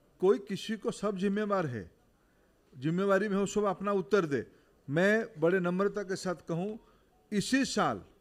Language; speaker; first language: Hindi; non-native, local second language; Odia